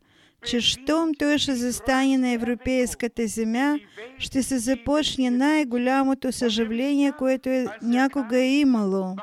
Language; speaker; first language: Bulgarian; non-native, fluent; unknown